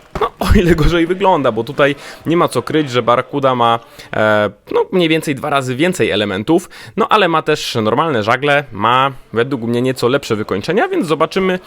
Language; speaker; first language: Polish; native; Polish